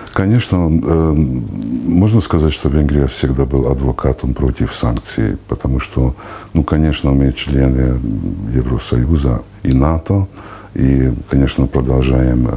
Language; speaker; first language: Russian; non-native, fluent; Hungarian